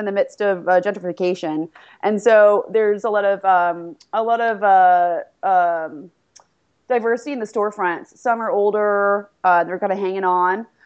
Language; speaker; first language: English; native; English